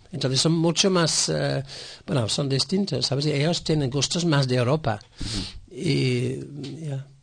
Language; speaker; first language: Spanish; non-native, fluent; English